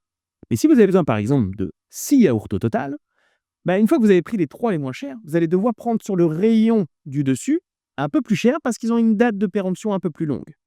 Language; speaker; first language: French; native; French